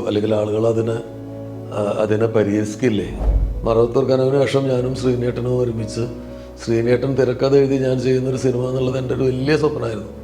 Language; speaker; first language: Malayalam; native; Malayalam